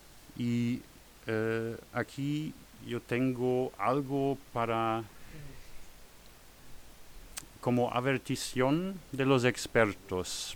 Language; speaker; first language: Spanish; non-native, learner; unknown